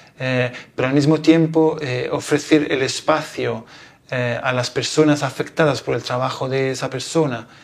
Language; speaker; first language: Spanish; non-native, fluent; Italian